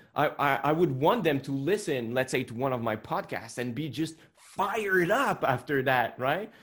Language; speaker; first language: English; non-native, fluent; French